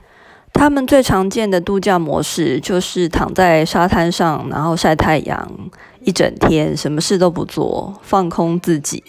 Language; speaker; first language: Chinese; native; Chinese